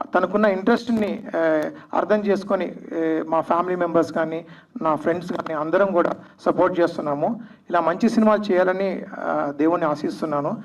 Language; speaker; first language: Telugu; native; Telugu